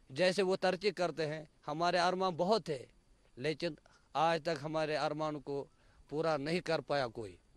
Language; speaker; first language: Hindi; non-native, local second language; Kashmiri